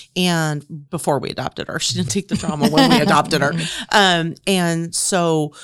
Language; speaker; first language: English; native; English